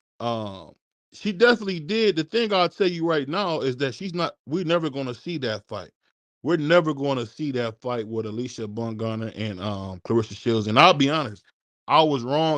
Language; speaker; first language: English; native; English